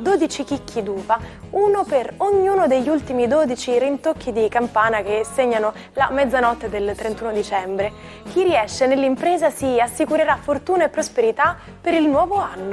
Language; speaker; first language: Italian; native; Italian